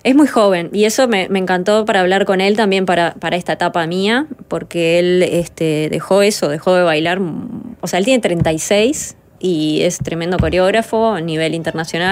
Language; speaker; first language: Spanish; native; Spanish